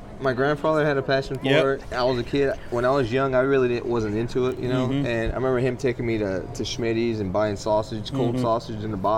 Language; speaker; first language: English; native; English